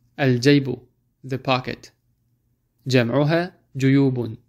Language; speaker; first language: Arabic; non-native, fluent; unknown